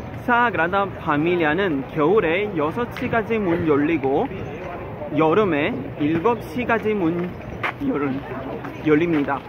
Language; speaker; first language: Korean; non-native, learner; Spanish